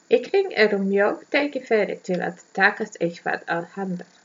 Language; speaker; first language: Icelandic; non-native, learner; German